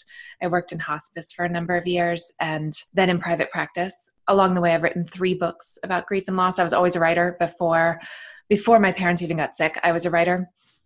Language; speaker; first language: English; native; English